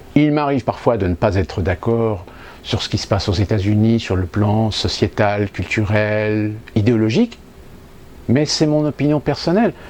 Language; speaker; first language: French; native; French